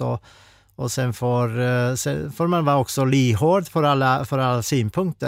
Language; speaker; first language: Swedish; non-native, fluent; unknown